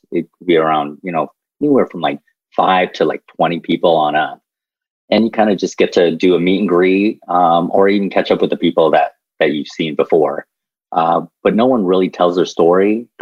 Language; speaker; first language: English; native; English